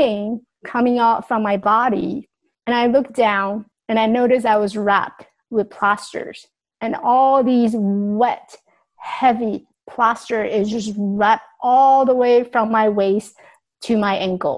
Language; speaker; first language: English; non-native, fluent; Chinese